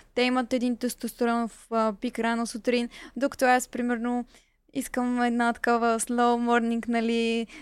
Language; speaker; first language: Bulgarian; native; Bulgarian